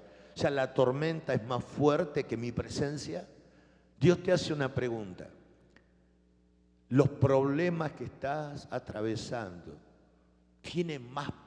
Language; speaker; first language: Spanish; native; Spanish